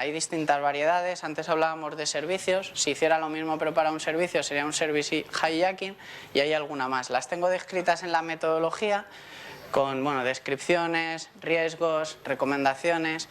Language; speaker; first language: Spanish; native; Spanish